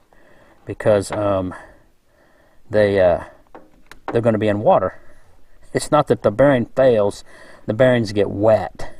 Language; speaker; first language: English; native; English